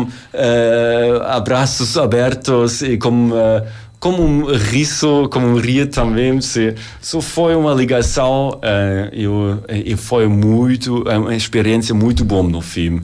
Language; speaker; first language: Portuguese; non-native, learner; German